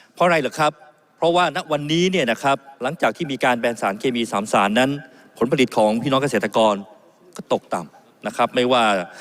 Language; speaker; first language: Thai; native; Thai